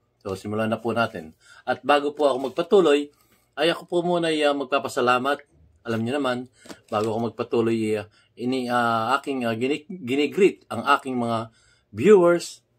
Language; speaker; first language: Filipino; native; Filipino